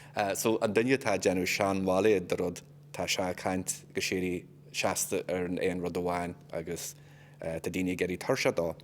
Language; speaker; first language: Irish; non-native, local second language; English